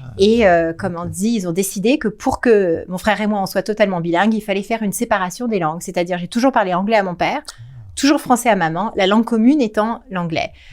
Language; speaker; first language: French; early bilingual, heritage; French